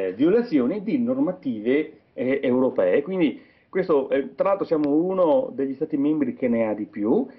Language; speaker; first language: Italian; native; Italian